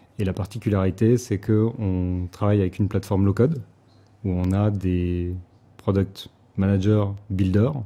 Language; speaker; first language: French; native; French